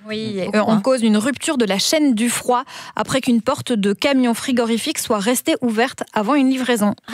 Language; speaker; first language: French; native; French